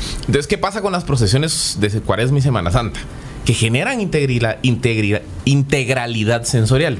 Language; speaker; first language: Spanish; native; Spanish